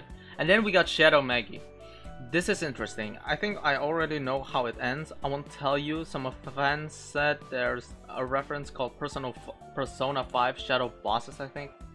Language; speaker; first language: English; non-native, local second language; Filipino